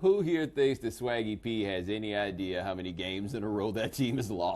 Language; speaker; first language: English; native; English